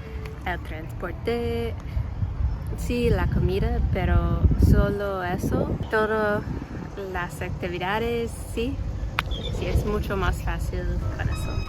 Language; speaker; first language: Spanish; non-native, learner; English